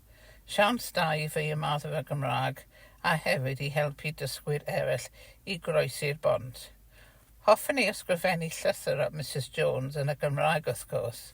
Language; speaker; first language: Welsh; non-native, fluent; English